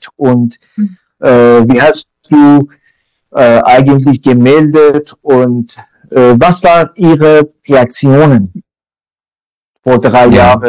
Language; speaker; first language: German; non-native, learner; Persian